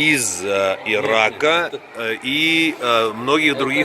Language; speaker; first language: Russian; native; Russian